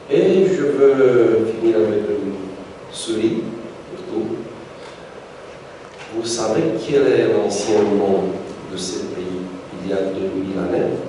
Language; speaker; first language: French; non-native, learner; Romanian